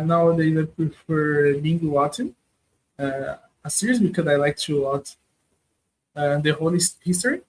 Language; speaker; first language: English; non-native, learner; Portuguese